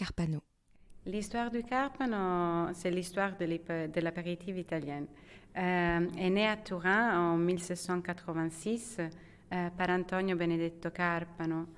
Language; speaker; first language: French; non-native, fluent; Italian